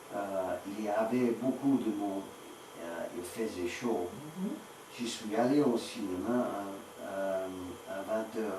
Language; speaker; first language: French; non-native, learner; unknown